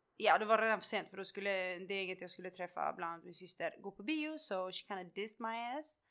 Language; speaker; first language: Swedish; early bilingual, other home language; Kurdish